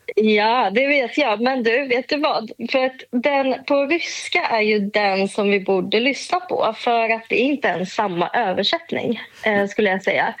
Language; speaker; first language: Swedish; non-native, fluent; Russian